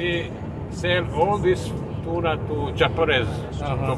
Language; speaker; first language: English; non-native, learner; Croatian